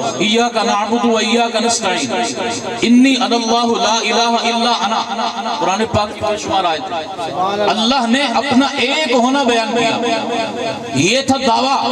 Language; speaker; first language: Urdu; non-native, local second language; Punjabi